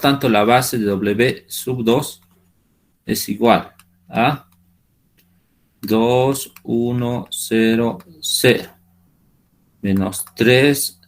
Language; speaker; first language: Spanish; native; Spanish